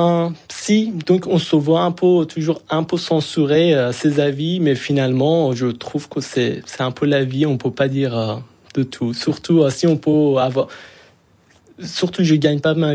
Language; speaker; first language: French; non-native, fluent; Persian